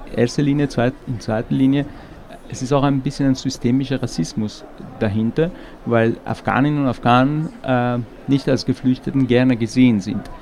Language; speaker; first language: German; non-native, fluent; Persian